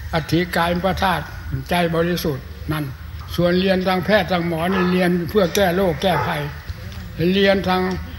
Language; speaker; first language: Thai; native; Thai